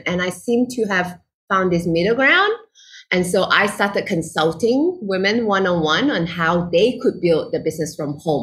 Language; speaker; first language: English; non-native, local second language; Chinese